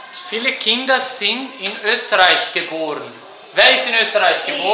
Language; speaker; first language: German; early bilingual, heritage; Portuguese